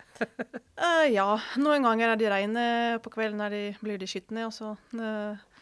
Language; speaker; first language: Norwegian; non-native, fluent; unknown